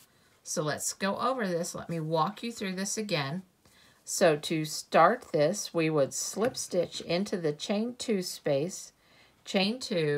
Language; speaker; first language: English; native; English